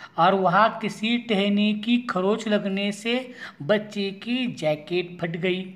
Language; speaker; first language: Hindi; non-native, local second language; Marathi